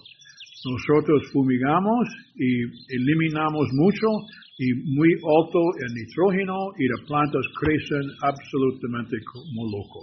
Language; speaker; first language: Spanish; non-native, learner; English